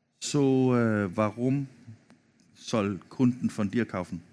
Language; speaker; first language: German; non-native, learner; Danish